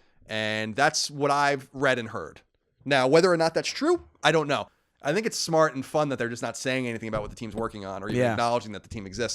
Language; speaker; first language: English; native; English